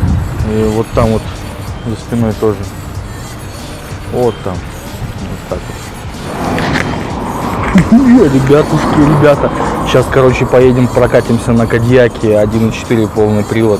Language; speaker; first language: Russian; native; Russian